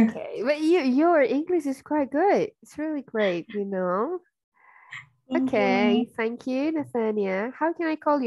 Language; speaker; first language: English; non-native, fluent; Indonesian